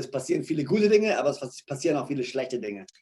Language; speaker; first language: German; native; German